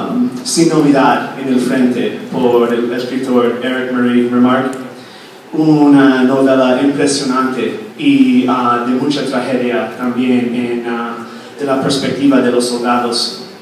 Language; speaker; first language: Spanish; non-native, fluent; English